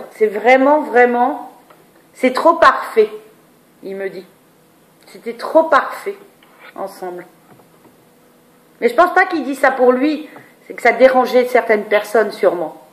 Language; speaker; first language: French; native; French